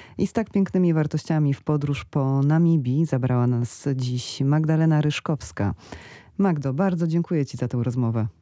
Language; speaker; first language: Polish; native; Polish